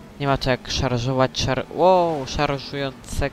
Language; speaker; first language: Polish; native; Polish